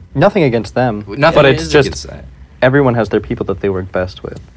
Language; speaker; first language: English; native; English